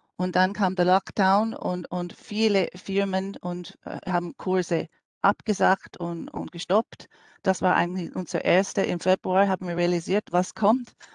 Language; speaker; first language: German; non-native, fluent; English